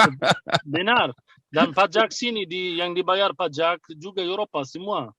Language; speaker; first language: Indonesian; non-native, fluent; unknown